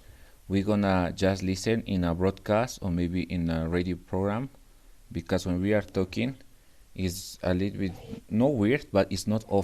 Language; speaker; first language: English; non-native, fluent; Spanish